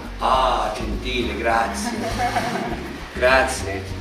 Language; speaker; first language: Italian; non-native, learner; German